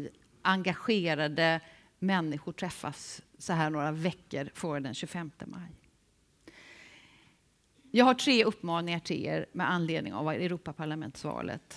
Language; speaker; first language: Swedish; native; Swedish